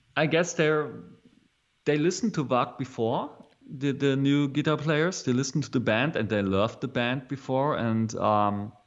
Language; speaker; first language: English; non-native, fluent; German